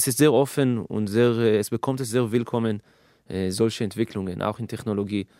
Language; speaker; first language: German; non-native, fluent; Hebrew